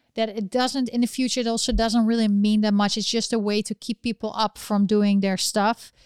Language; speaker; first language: English; non-native, fluent; Dutch